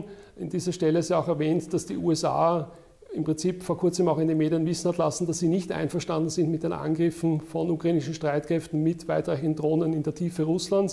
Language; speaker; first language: German; native; German